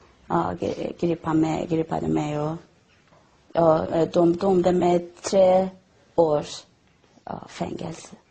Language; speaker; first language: Swedish; non-native, learner; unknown